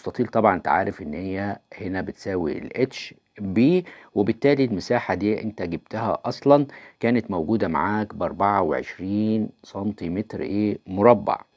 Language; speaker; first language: Arabic; native; Arabic